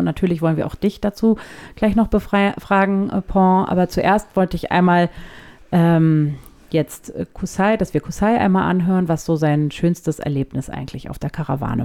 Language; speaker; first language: German; native; German